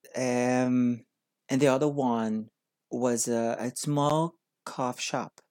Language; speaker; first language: English; non-native, learner; Portuguese